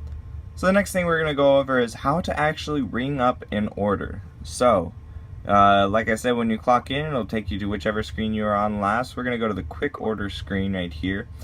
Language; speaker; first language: English; native; English